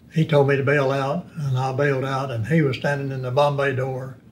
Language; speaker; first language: English; native; English